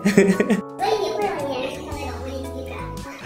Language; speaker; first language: Chinese; native; Chinese